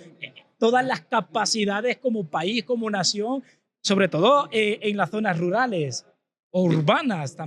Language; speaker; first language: Spanish; native; Spanish